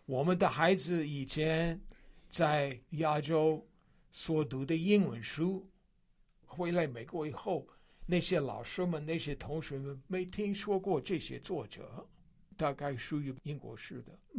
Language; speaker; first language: Chinese; non-native, fluent; English